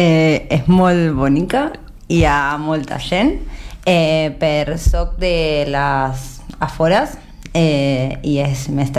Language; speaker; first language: Catalan; non-native, learner; Spanish